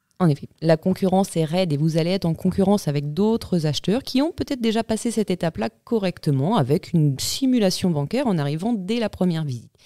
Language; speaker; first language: French; native; French